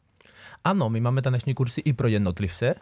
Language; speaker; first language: Czech; non-native, fluent; Spanish